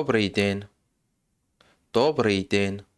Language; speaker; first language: Russian; non-native, local second language; Tajik